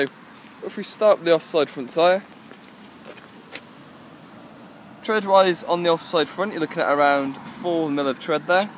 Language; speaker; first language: English; native; English